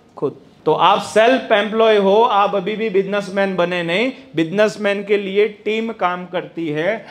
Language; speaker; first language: Hindi; non-native, local second language; Gujarati